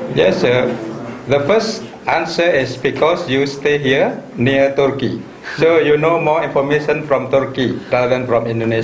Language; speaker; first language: English; non-native, fluent; Indonesian